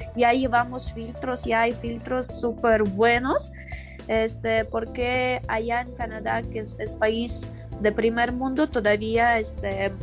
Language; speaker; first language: Spanish; non-native, fluent; Ukrainian